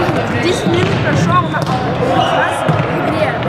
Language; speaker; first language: Russian; native; Russian